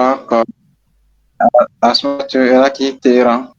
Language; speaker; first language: Arabic; non-native, learner; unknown